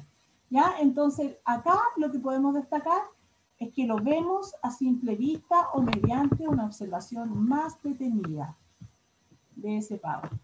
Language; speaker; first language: Spanish; native; Spanish